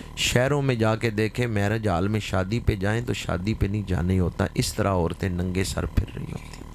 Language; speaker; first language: Urdu; non-native, local second language; Punjabi